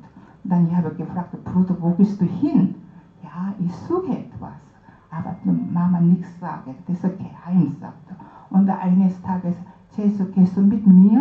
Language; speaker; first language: German; non-native, learner; Korean